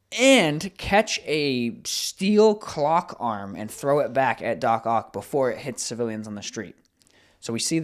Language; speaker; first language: English; native; English